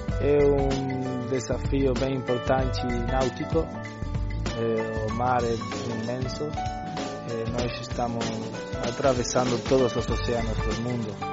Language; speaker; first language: Portuguese; non-native, learner; Spanish